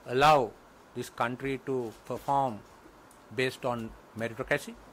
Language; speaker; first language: English; non-native, local second language; Sinhala